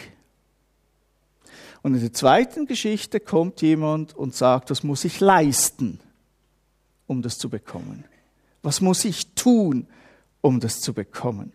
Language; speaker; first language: German; native; German